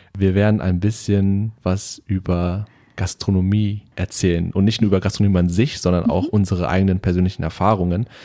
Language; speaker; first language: German; early bilingual, other home language; Vietnamese